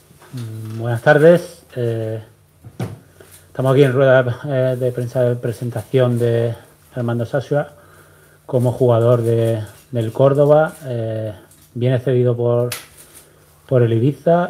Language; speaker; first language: Spanish; native; Spanish